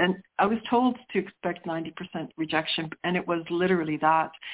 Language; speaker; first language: English; early bilingual, other home language; Sicilian